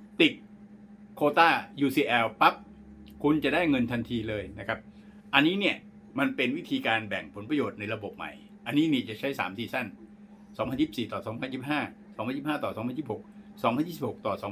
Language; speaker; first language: Thai; native; Thai